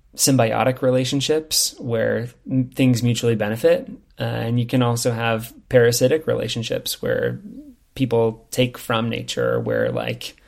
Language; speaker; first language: English; native; English